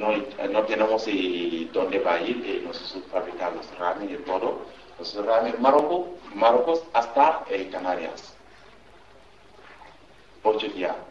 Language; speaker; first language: Spanish; non-native, learner; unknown